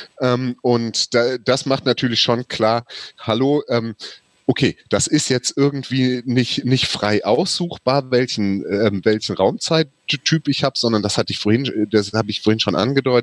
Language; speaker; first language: German; native; German